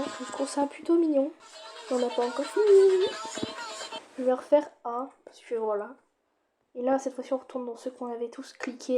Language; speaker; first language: French; native; French